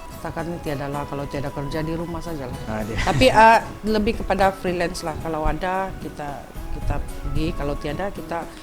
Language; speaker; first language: Malay; non-native, local second language; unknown